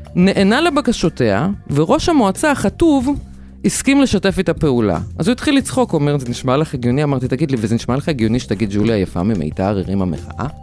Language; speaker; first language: Hebrew; non-native, fluent; Lithuanian